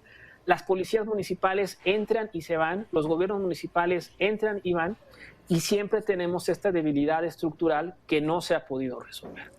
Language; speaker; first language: Spanish; native; Spanish